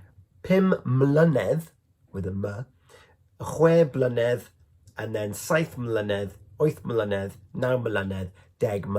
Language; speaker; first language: Welsh; non-native, learner; English